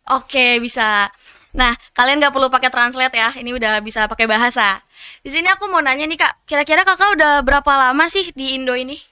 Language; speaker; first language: Indonesian; native; Indonesian